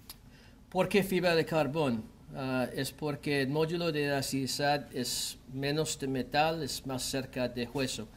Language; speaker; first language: Spanish; non-native, learner; English